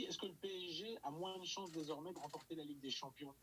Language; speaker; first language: French; native; French